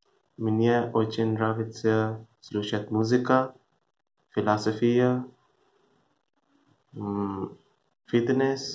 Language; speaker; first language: Russian; non-native, learner; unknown